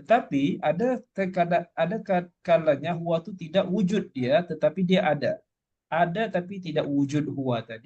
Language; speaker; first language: Malay; native; Malay